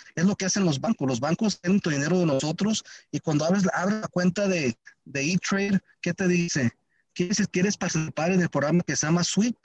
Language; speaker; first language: Spanish; early bilingual, heritage; Spanish